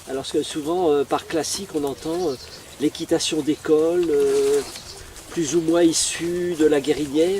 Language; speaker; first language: French; native; French